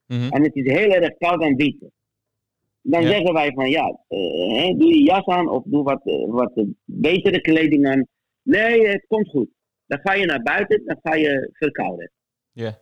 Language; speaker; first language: Dutch; non-native, fluent; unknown